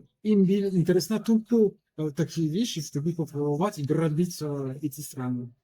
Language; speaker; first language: Russian; non-native, learner; French